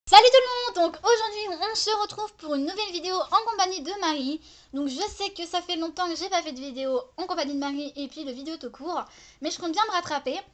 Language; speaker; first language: French; native; French